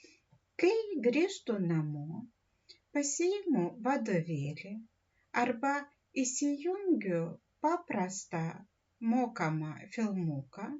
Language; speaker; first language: Lithuanian; non-native, learner; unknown